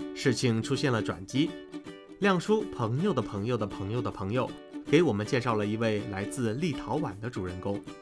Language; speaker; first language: Chinese; native; Chinese